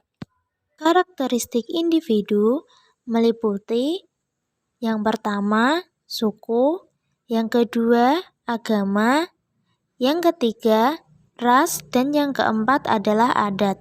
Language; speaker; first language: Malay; non-native, local second language; Javanese